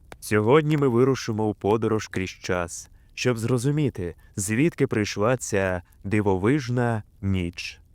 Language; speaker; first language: Ukrainian; native; Ukrainian